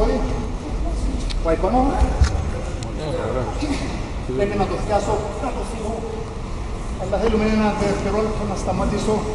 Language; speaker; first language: Greek; early bilingual, heritage; Greek